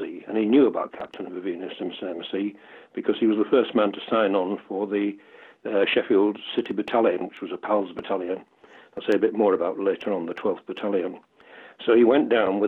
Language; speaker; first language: English; native; English